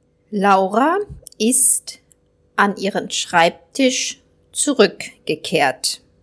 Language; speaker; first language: German; native; German